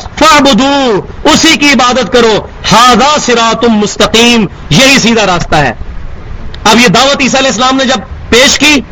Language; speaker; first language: Urdu; non-native, local second language; Punjabi